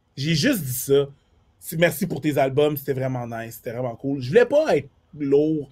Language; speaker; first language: French; early bilingual, other home language; Haitian Creole